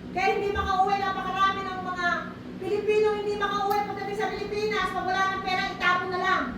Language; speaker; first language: Filipino; native; Filipino